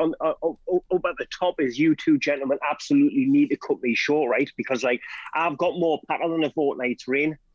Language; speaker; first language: English; native; English